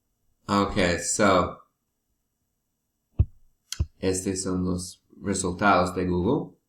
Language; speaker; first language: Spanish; non-native, learner; English